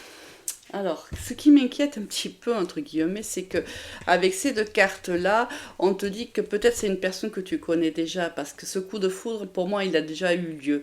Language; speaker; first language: French; native; French